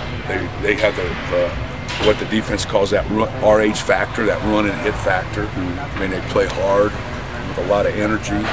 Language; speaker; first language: English; native; English